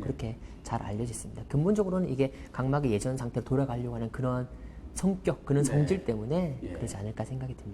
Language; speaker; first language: Korean; native; Korean